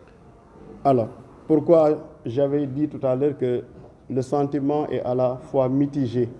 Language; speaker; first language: French; non-native, local second language; Wolof